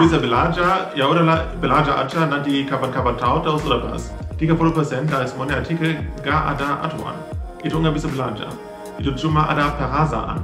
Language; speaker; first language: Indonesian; non-native, fluent; German